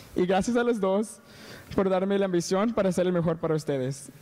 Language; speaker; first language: Spanish; early bilingual, heritage; Spanish